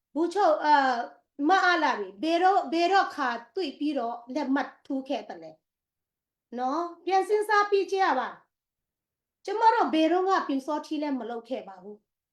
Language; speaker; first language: Burmese; non-native, local second language; Tedim Chin